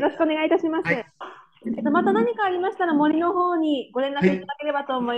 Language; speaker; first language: Japanese; native; Japanese